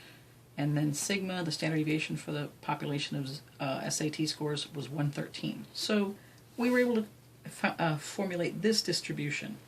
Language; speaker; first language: English; native; English